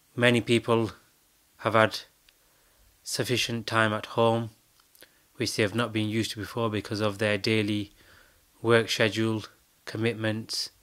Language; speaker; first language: English; native; English